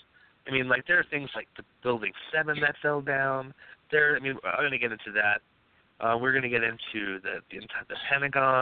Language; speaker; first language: English; native; English